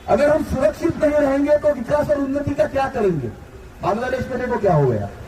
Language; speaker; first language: Hindi; non-native, local second language; Marathi